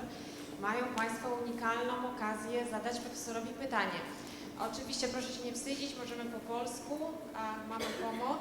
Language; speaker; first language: Polish; native; Polish